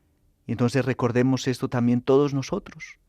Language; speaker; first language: Spanish; native; Spanish